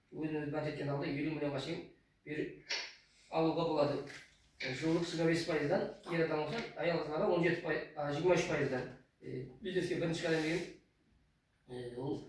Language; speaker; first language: Uzbek; non-native, local second language; Kara-Kalpak